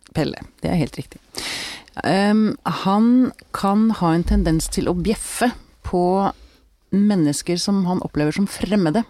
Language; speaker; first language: Norwegian; native; Norwegian